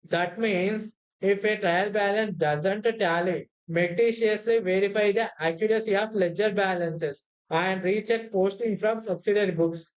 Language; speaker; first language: English; non-native, local second language; Telugu